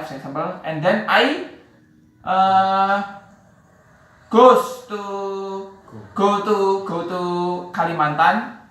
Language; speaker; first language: English; non-native, learner; Javanese